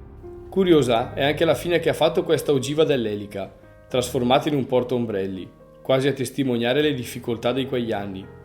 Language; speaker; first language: Italian; native; Italian